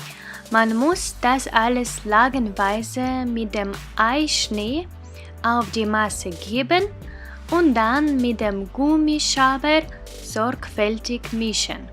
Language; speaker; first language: German; non-native, fluent; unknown